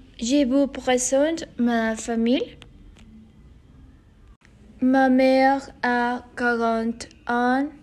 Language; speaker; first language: French; non-native, learner; Spanish